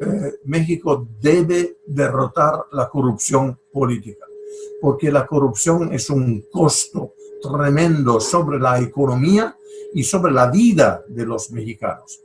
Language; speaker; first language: Spanish; non-native, fluent; Italian